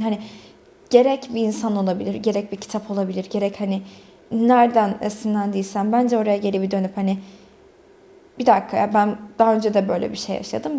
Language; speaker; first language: Turkish; early bilingual, other home language; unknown